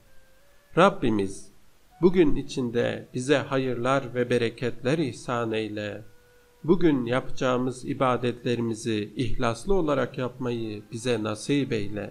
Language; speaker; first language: Turkish; native; Turkish